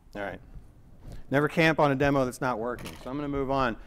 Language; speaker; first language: English; native; English